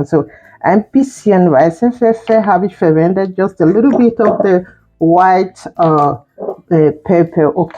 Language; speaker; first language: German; non-native, fluent; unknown